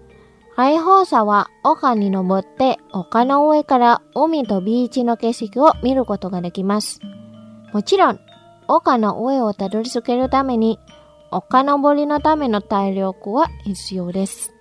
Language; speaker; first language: Japanese; non-native, fluent; Indonesian